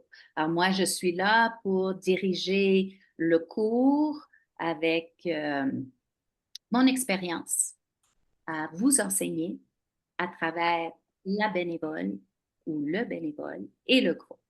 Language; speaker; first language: French; non-native, local second language; English